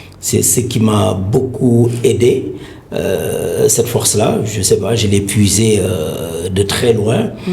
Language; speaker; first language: French; non-native, local second language; Wolof